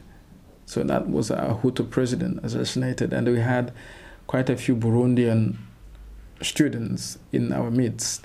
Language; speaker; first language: English; non-native, local second language; Kinyarwanda